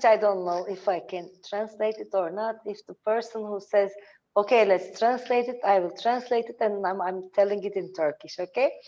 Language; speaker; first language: English; non-native, learner; Turkish